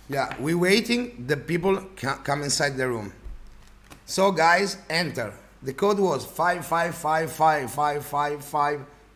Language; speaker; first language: English; non-native, learner; Italian